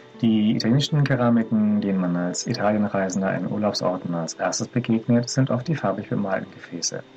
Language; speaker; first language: German; native; German